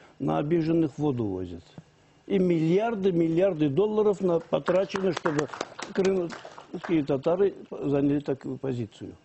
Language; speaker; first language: Russian; non-native, local second language; Tatar